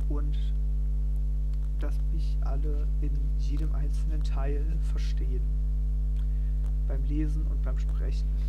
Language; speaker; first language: German; non-native, fluent; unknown